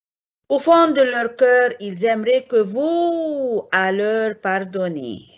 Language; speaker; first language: French; non-native, fluent; Arabic